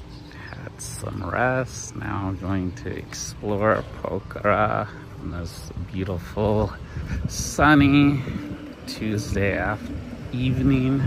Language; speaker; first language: English; non-native, fluent; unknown